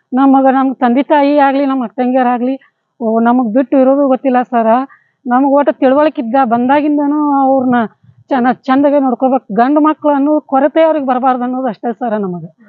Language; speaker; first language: Kannada; native; Kannada